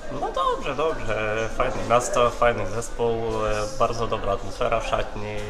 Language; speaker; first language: Polish; non-native, fluent; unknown